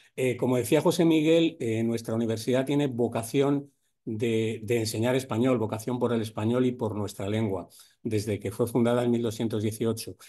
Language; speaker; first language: Spanish; native; Spanish